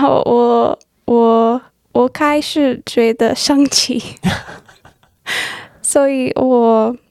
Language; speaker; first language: Chinese; non-native, learner; English